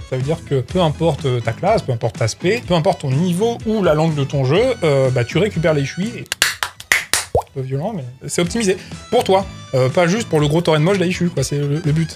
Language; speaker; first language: French; native; French